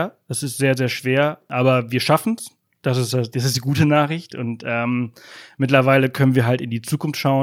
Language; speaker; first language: German; native; German